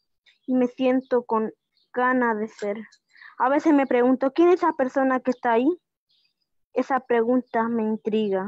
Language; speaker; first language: Spanish; native; Spanish